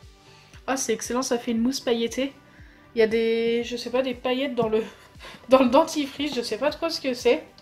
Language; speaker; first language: French; native; French